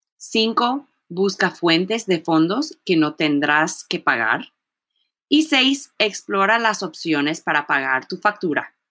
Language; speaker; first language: Spanish; early bilingual, heritage; Spanish